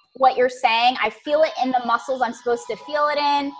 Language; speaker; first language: English; native; English